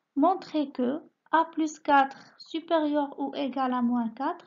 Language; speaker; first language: French; non-native, local second language; Arabic